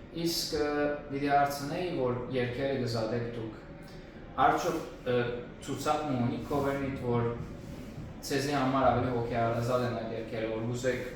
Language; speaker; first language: Armenian; native; Armenian